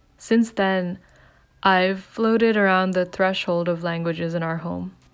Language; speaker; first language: English; early bilingual, other home language; Hindi